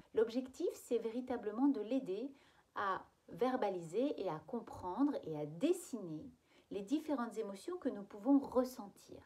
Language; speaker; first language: French; native; French